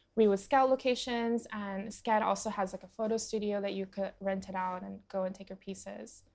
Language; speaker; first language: English; early bilingual, other home language; Portuguese